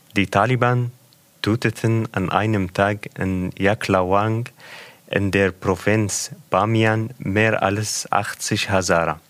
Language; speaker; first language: German; non-native, fluent; Persian